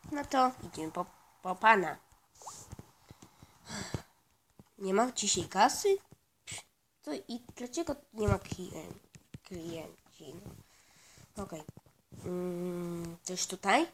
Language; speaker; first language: Polish; non-native, learner; Russian